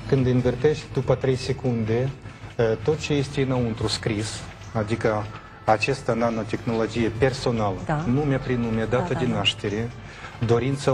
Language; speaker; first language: Romanian; non-native, learner; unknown